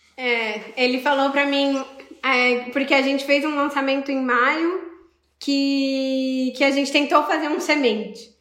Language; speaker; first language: Portuguese; native; Portuguese